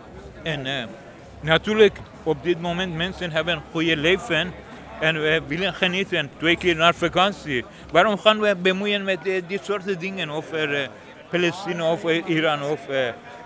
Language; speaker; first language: Dutch; non-native, learner; Persian